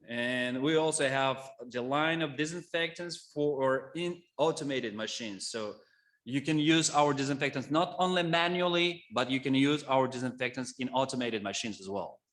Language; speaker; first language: English; non-native, fluent; Russian